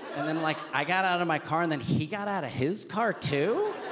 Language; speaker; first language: English; native; English